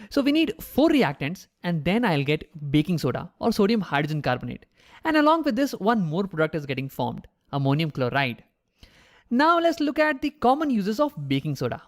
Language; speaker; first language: English; non-native, local second language; Hindi